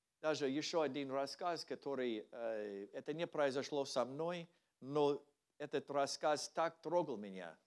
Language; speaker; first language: Russian; non-native, learner; English